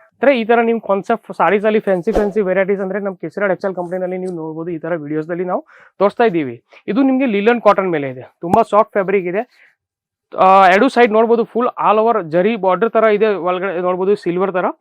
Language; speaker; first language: Kannada; non-native, fluent; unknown